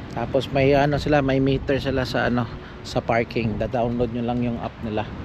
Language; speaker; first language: Filipino; native; Filipino